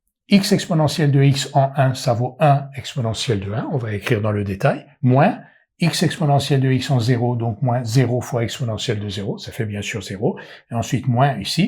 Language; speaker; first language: French; native; French